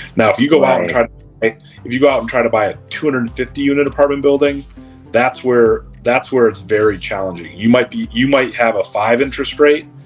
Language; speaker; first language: English; native; English